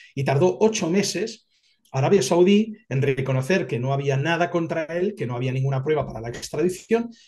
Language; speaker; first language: Spanish; native; Spanish